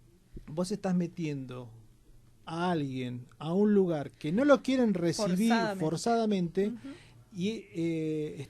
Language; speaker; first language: Spanish; native; Spanish